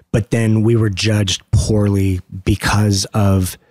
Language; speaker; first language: English; native; English